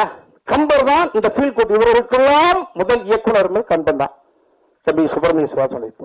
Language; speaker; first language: Tamil; native; Tamil